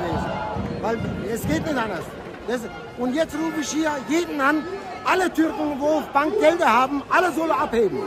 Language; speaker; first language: German; non-native, fluent; Turkish